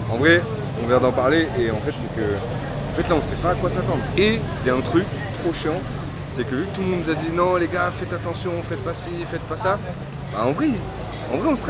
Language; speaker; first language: French; native; French